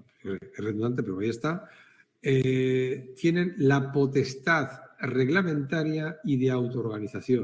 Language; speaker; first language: Spanish; native; Spanish